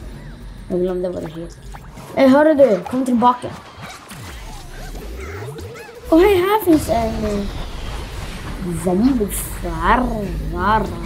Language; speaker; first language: Swedish; early bilingual, other home language; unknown